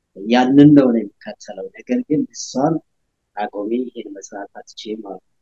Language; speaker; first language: Amharic; native; Amharic